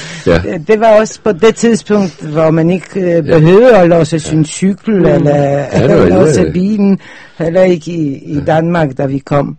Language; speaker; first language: Danish; non-native, fluent; Polish